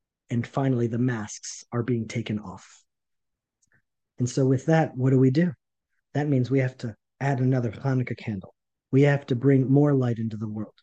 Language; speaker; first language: English; native; English